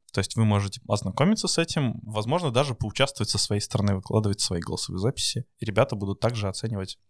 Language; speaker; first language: Russian; native; Russian